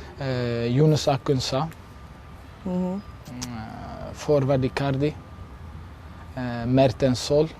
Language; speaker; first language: Turkish; non-native, learner; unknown